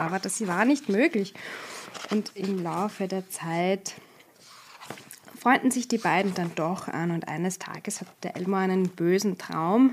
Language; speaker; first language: German; native; German